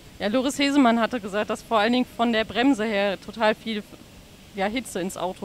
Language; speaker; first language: German; native; German